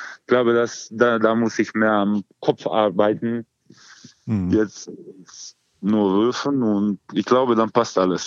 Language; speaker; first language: German; non-native, learner; Croatian